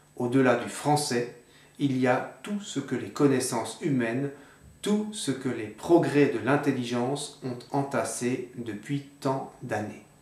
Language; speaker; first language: French; native; French